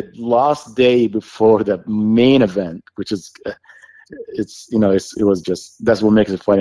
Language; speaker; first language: English; non-native, fluent; Arabic